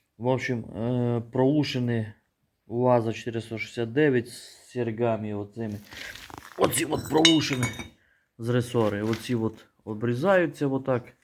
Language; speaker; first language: Ukrainian; native; Ukrainian